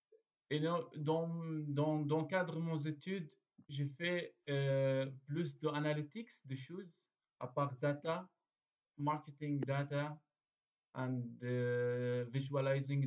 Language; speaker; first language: French; non-native, learner; Arabic